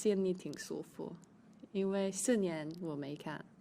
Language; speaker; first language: Chinese; early bilingual, heritage; Chinese